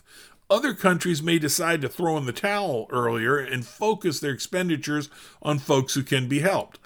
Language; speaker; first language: English; native; English